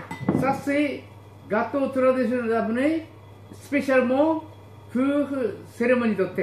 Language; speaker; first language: French; non-native, learner; Japanese